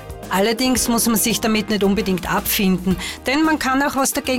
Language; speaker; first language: German; native; German